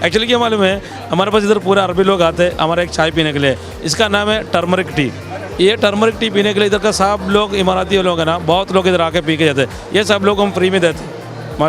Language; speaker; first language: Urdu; non-native, fluent; Malayalam